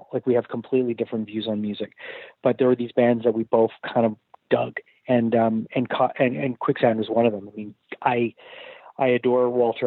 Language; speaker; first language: English; native; English